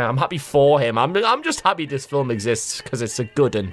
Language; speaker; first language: English; native; English